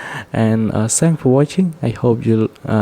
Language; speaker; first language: English; non-native, learner; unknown